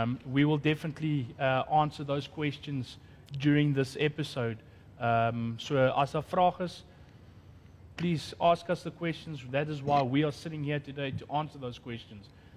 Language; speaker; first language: English; non-native, local second language; Afrikaans